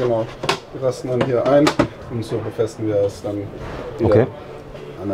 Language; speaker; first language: German; native; German